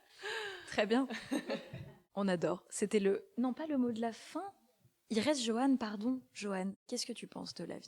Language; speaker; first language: French; native; French